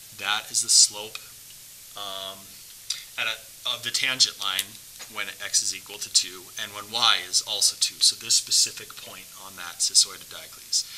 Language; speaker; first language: English; native; English